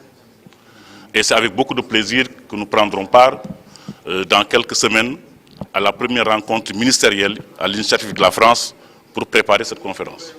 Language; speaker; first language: French; non-native, local second language; Wolof